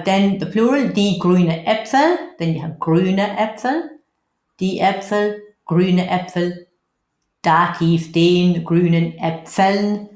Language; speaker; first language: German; non-native, fluent; English